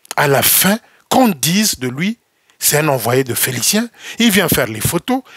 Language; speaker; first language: French; non-native, local second language; Lingala